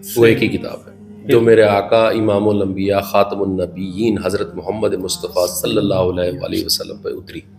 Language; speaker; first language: Urdu; non-native, local second language; Punjabi